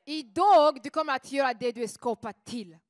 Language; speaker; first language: Swedish; non-native, fluent; Rundi